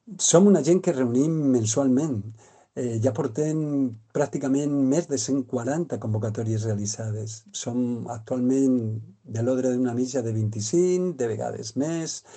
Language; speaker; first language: Catalan; non-native, local second language; Spanish